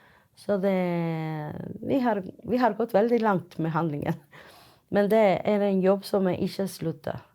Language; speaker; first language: Norwegian; non-native, fluent; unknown